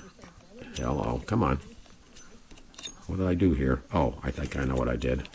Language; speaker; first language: English; native; English